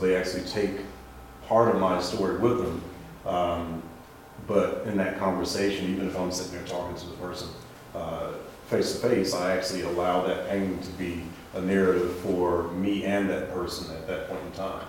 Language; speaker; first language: English; native; English